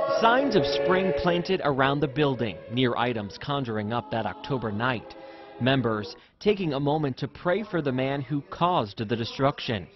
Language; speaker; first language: English; native; English